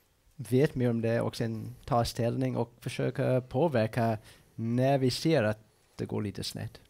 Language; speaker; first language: Swedish; non-native, fluent; English